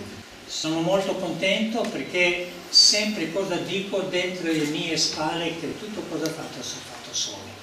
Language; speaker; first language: Italian; non-native, learner; Serbian